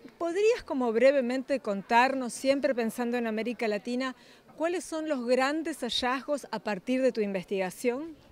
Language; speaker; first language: Spanish; native; Spanish